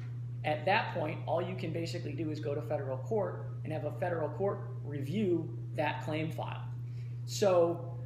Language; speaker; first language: English; native; English